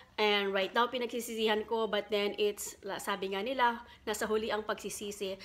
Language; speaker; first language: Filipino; non-native, local second language; Pampanga